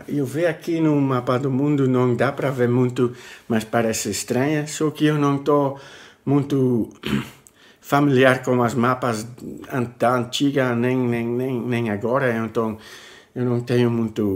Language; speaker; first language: Portuguese; non-native, fluent; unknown